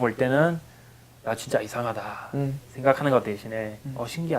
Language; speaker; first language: Korean; non-native, fluent; English